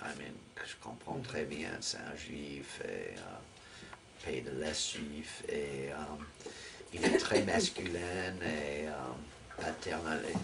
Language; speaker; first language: French; non-native, fluent; English